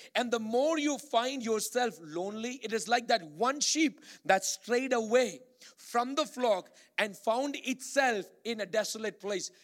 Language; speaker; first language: English; non-native, local second language; Malayalam